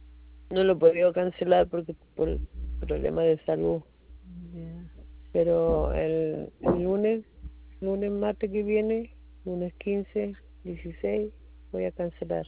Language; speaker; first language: Spanish; native; Spanish